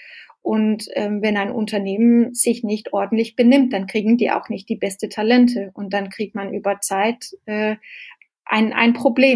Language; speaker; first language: German; non-native, fluent; Danish